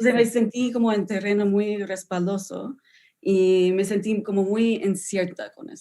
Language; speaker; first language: Spanish; non-native, fluent; English